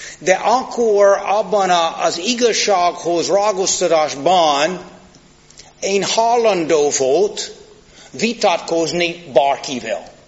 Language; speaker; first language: Hungarian; non-native, fluent; English